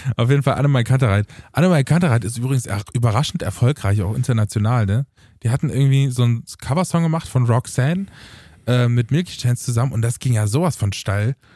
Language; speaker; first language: German; early bilingual, other home language; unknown